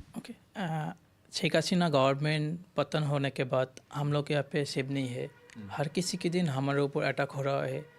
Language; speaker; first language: Hindi; non-native, local second language; Bangla